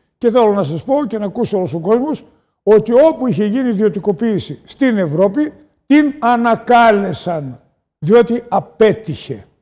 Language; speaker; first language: Greek; native; Greek